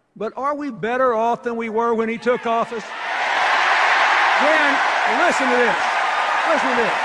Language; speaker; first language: English; native; English